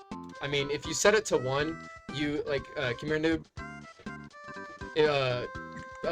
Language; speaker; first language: English; native; English